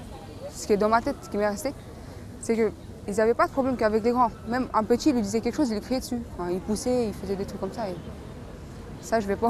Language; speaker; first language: French; early bilingual, other home language; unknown